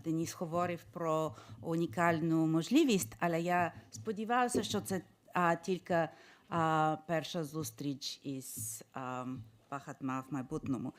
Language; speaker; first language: Ukrainian; non-native, fluent; English